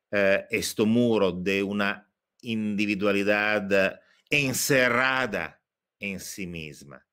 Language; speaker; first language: Spanish; non-native, fluent; Italian